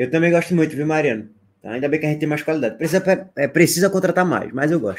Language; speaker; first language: Portuguese; native; Portuguese